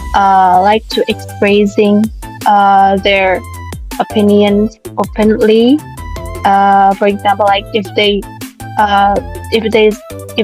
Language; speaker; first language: English; non-native, learner; Indonesian